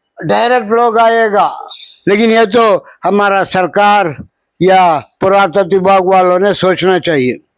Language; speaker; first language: Hindi; non-native, local second language; Kannada